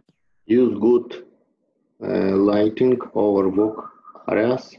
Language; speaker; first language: English; non-native, learner; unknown